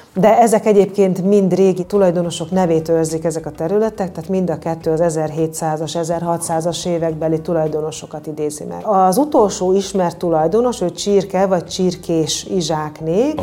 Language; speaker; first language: Hungarian; native; Hungarian